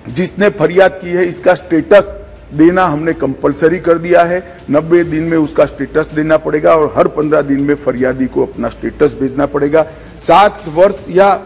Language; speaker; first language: Hindi; non-native, local second language; Gujarati